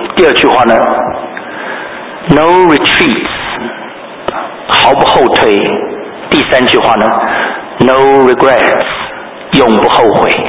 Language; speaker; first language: Chinese; native; Chinese